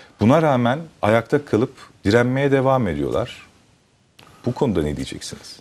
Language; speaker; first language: Turkish; native; Turkish